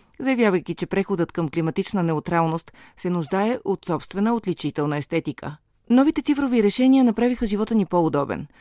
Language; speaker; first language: Bulgarian; native; Bulgarian